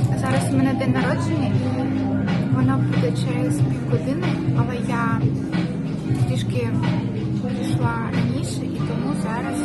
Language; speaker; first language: Ukrainian; non-native, local second language; Russian